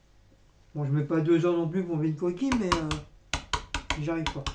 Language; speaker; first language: French; native; French